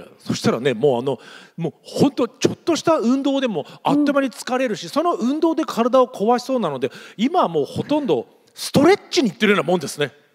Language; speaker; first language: Japanese; native; Japanese